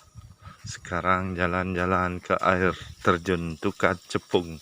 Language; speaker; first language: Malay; non-native, local second language; Balinese